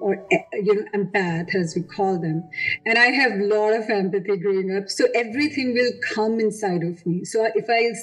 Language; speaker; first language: English; non-native, local second language; Hindi